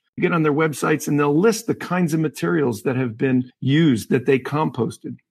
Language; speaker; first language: English; native; English